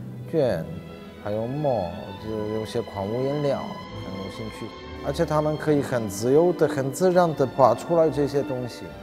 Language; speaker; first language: Chinese; non-native, fluent; Czech